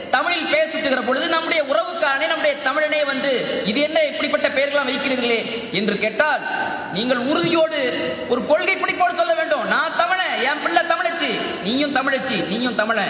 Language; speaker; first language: Tamil; early bilingual, heritage; Tamil